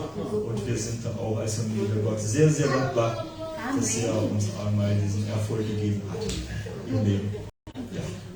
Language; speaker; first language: German; early bilingual, other home language; Portuguese